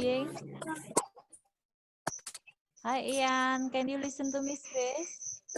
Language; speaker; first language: English; non-native, fluent; Indonesian